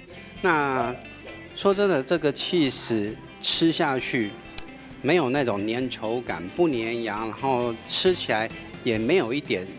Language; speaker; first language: Chinese; native; Chinese